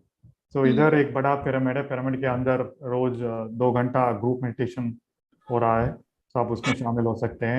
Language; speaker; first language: Hindi; non-native, local second language; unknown